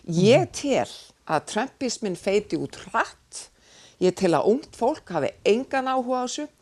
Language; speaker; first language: Icelandic; native; Icelandic